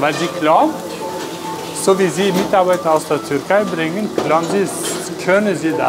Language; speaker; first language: German; non-native, fluent; Turkish